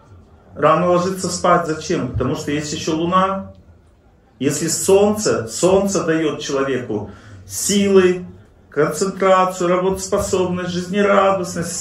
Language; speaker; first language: Russian; native; Russian